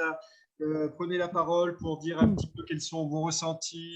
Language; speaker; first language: French; native; French